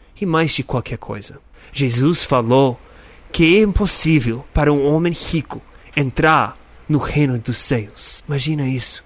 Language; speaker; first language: Portuguese; non-native, fluent; English